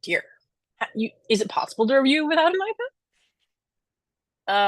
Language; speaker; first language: English; native; English